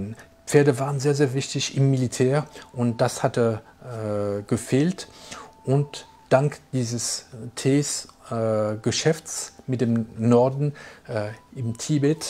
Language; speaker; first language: German; non-native, fluent; French